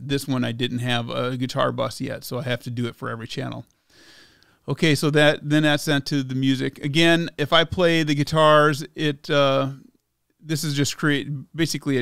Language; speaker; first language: English; native; English